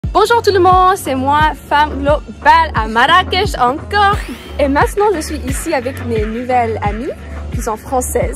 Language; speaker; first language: French; non-native, learner; English